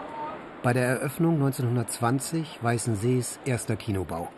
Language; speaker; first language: German; native; German